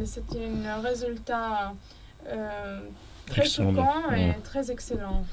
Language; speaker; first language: French; non-native, learner; Arabic